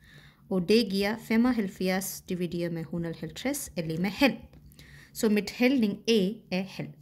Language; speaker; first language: Danish; non-native, fluent; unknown